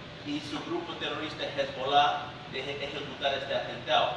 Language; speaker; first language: Spanish; early bilingual, heritage; Spanish